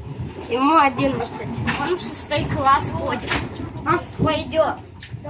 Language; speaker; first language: Russian; native; Russian